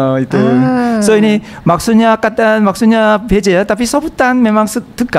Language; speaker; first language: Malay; non-native, learner; Korean